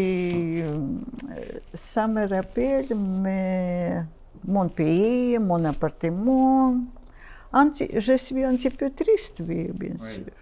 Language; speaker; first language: French; non-native, learner; Russian